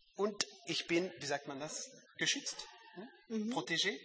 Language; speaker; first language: German; non-native, learner; French